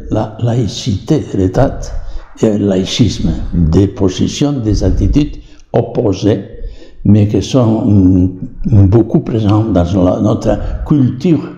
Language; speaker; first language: French; non-native, learner; Catalan